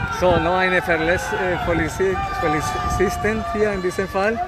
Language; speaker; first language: German; non-native, fluent; Spanish